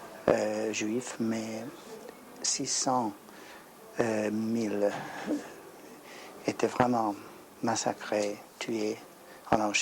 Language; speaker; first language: French; non-native, learner; Hungarian